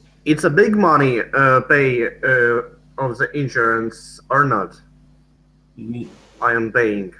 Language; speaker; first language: English; non-native, learner; Russian